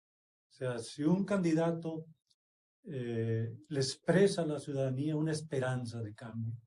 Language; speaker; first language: Spanish; native; Spanish